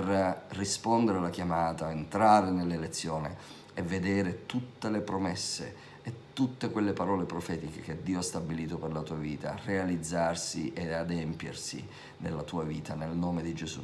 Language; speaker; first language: Italian; native; Italian